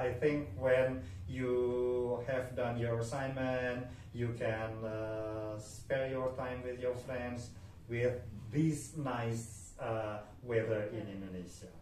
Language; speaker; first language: English; non-native, fluent; Indonesian